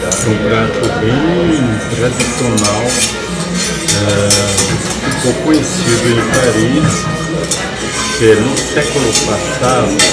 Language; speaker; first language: Portuguese; non-native, fluent; German